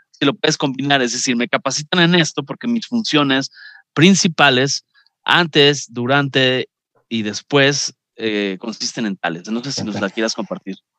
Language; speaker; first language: Spanish; native; Spanish